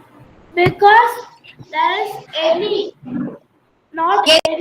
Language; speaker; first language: English; non-native, learner; Tamil